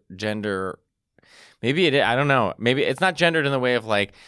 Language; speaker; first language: English; early bilingual, other home language; Spanish